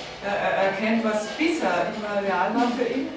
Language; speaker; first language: German; native; German